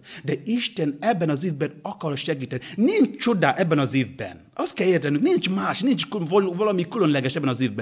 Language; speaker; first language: Hungarian; non-native, learner; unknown